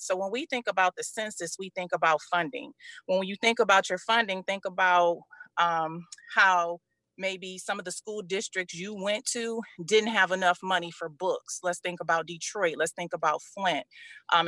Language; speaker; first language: English; native; English